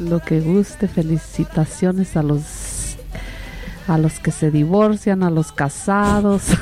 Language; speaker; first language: Spanish; native; Spanish